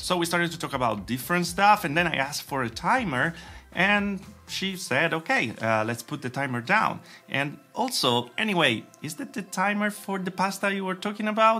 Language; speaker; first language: English; non-native, fluent; Italian